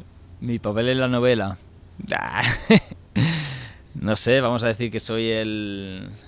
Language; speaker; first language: Spanish; native; Spanish